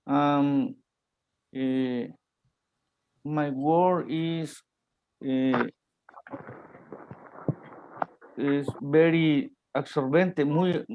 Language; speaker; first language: English; non-native, learner; Spanish